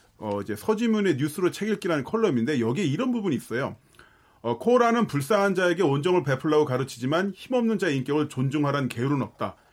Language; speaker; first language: Korean; native; Korean